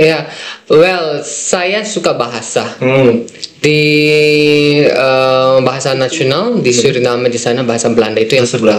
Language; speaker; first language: Indonesian; non-native, fluent; Dutch